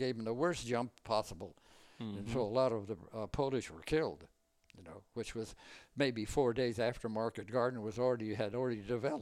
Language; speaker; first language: English; native; English